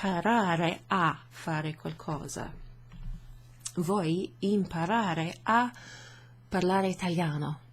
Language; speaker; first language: Italian; non-native, fluent; English